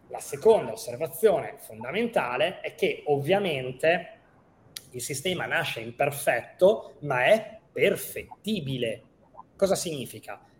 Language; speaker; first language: Italian; native; Italian